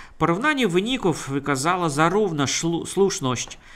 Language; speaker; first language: Polish; non-native, fluent; Russian